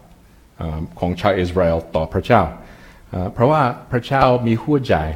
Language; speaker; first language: Thai; non-native, fluent; English